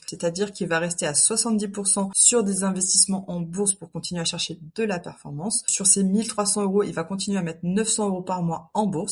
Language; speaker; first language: French; native; French